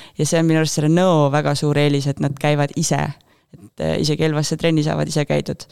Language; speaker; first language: Estonian; native; Estonian